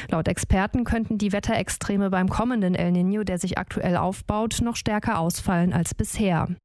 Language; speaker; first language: German; native; German